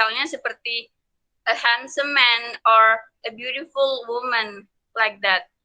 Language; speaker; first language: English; non-native, learner; Indonesian